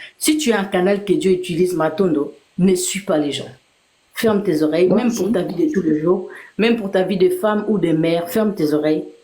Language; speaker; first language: French; non-native, local second language; Lingala